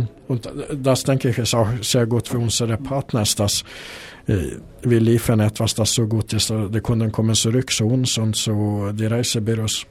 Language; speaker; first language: German; non-native, fluent; Swedish